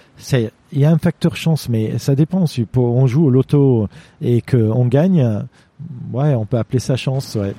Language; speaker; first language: French; non-native, fluent; Armenian